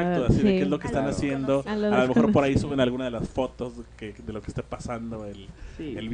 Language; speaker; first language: Spanish; native; Spanish